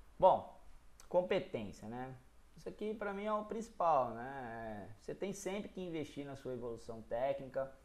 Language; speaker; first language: Portuguese; native; Portuguese